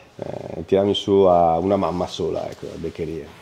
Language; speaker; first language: Italian; native; Italian